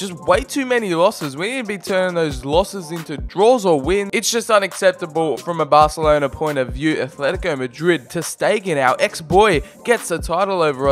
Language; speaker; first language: English; native; English